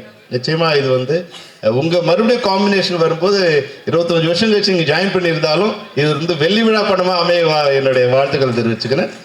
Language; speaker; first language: Tamil; native; Tamil